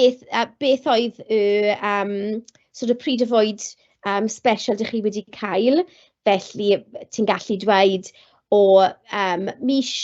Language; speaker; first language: Welsh; non-native, local second language; English